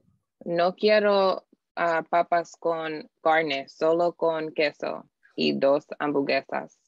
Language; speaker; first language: Spanish; non-native, learner; English